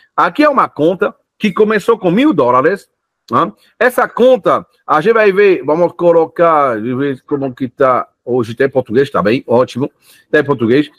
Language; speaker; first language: Portuguese; non-native, fluent; French